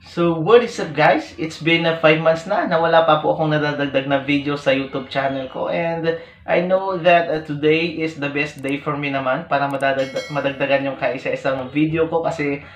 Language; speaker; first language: Filipino; non-native, local second language; Iloko